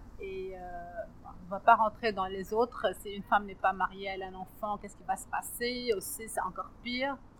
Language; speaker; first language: French; non-native, local second language; Arabic